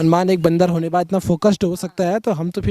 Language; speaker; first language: Hindi; native; Hindi